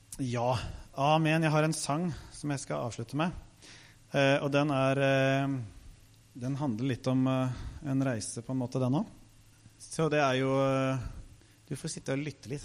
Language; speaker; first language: Norwegian; native; Norwegian